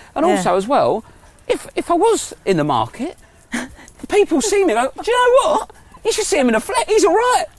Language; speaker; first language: English; native; English